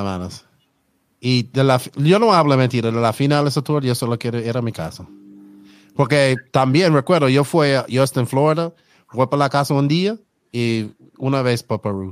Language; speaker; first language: Spanish; non-native, learner; English